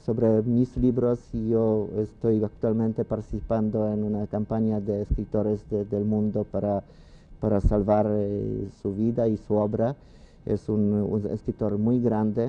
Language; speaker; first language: Spanish; non-native, fluent; Polish